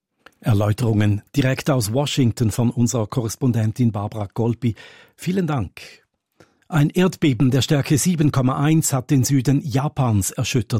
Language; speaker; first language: German; native; German